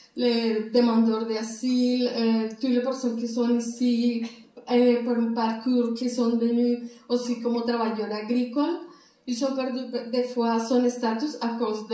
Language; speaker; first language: French; non-native, learner; Spanish